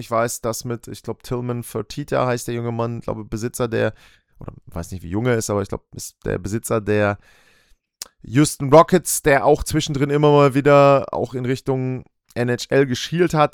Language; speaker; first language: German; native; German